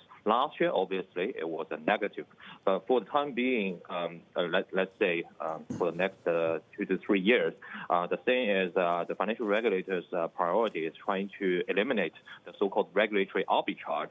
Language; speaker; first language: English; non-native, fluent; Chinese